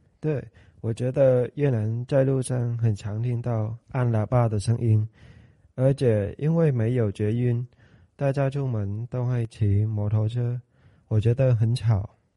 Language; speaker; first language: Chinese; non-native, learner; Vietnamese